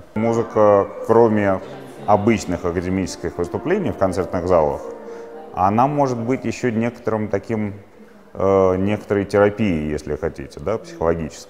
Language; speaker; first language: Russian; native; Russian